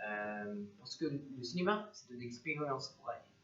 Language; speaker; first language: French; non-native, learner; English